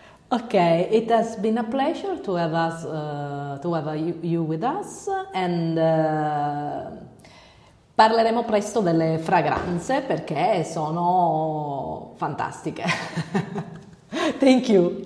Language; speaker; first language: English; non-native, learner; Italian